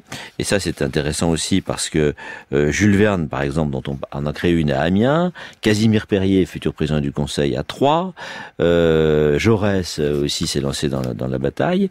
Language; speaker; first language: French; native; French